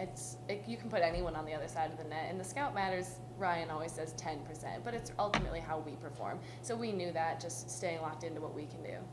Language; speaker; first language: English; native; English